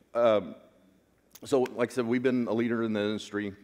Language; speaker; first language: English; native; English